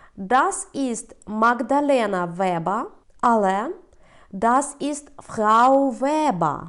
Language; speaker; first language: German; non-native, fluent; Ukrainian